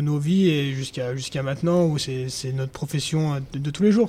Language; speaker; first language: French; native; French